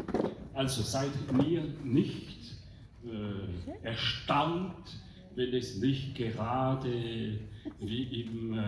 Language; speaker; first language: German; non-native, local second language; French